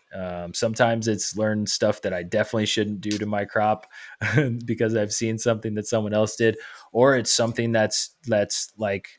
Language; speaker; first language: English; native; English